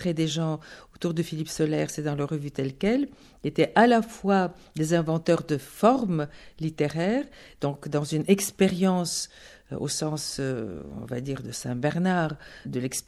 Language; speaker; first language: French; non-native, fluent; Bulgarian